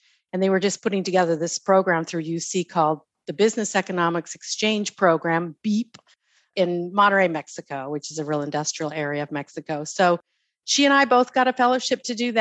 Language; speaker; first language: English; native; English